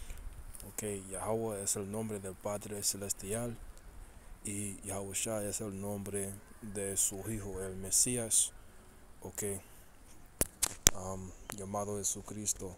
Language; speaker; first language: Spanish; early bilingual, heritage; Spanish